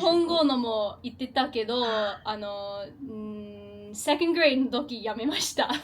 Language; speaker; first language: Japanese; early bilingual, heritage; English